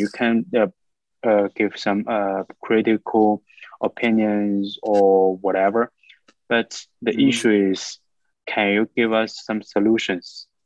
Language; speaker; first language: English; non-native, fluent; Chinese